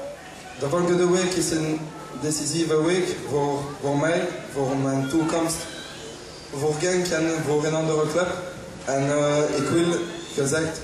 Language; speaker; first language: Dutch; non-native, local second language; French